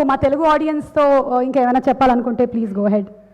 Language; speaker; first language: Telugu; native; Telugu